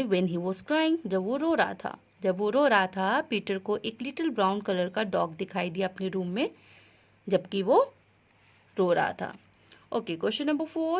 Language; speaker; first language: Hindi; native; Hindi